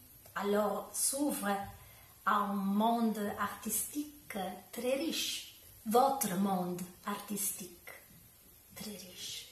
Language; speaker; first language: French; non-native, learner; Italian